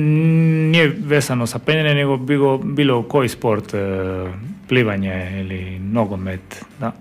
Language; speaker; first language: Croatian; non-native, learner; Spanish